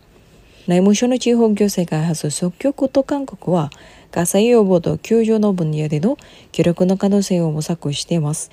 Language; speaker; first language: Japanese; non-native, fluent; Indonesian